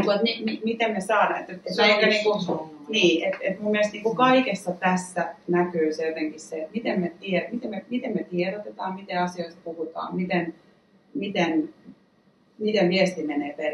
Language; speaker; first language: Finnish; native; Finnish